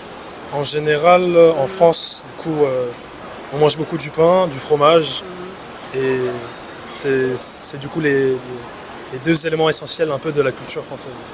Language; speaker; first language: French; early bilingual, other home language; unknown